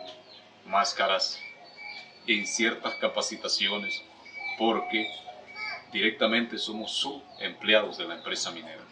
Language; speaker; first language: Spanish; native; Spanish